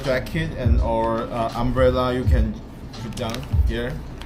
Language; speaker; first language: English; non-native, learner; Chinese